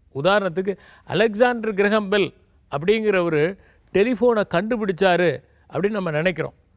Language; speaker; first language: Tamil; native; Tamil